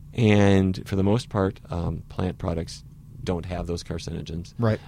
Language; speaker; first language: English; native; English